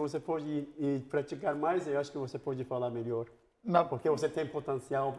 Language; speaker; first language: Portuguese; non-native, fluent; Turkish